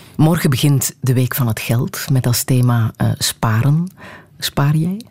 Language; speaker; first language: Dutch; native; Dutch